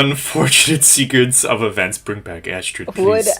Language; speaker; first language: English; native; English